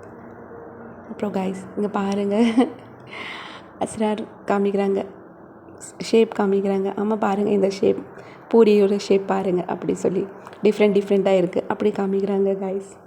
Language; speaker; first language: Tamil; non-native, local second language; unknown